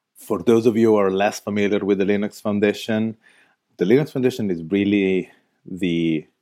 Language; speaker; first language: English; non-native, fluent; Italian